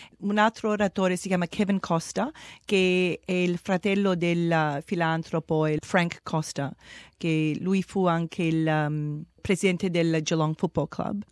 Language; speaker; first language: Italian; early bilingual, heritage; Italian